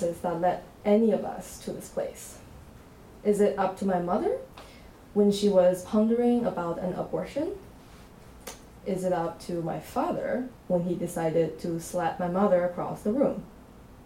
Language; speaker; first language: English; non-native, fluent; Chinese